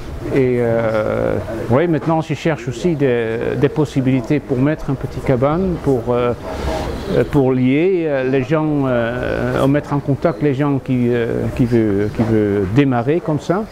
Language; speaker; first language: French; non-native, fluent; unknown